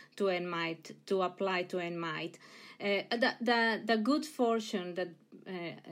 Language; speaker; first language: English; non-native, fluent; Spanish